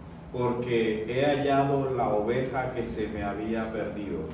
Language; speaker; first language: Spanish; native; Spanish